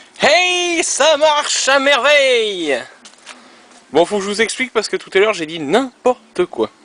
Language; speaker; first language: French; native; French